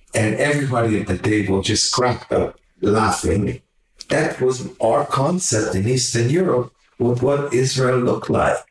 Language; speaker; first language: English; non-native, fluent; Hungarian